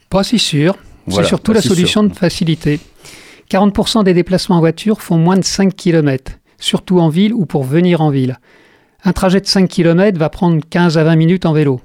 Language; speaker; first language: French; native; French